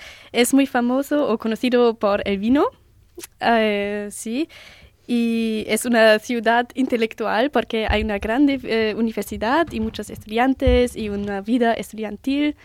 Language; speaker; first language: Spanish; non-native, learner; German